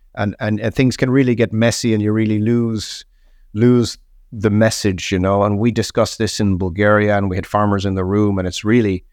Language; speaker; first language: English; native; English